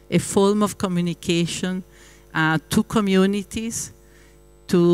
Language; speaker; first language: English; non-native, fluent; Italian